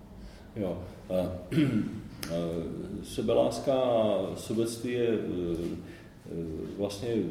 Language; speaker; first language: Czech; native; Czech